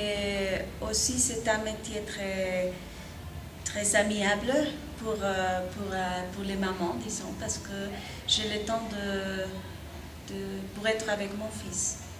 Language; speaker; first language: French; non-native, fluent; Spanish